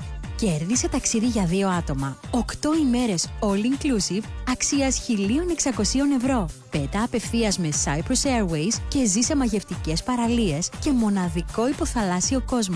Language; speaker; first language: Greek; native; Greek